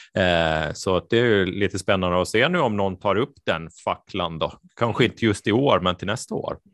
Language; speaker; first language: Swedish; native; Swedish